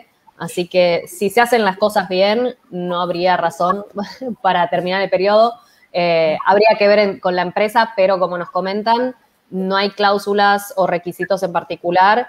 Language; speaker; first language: Spanish; native; Spanish